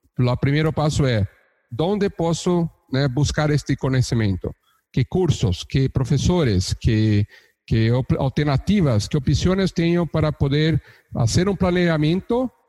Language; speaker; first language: Portuguese; native; Portuguese